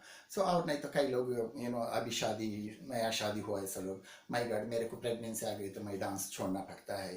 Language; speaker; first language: Hindi; non-native, local second language; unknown